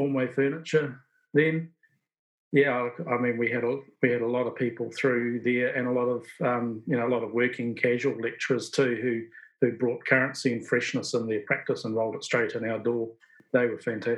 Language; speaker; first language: English; native; English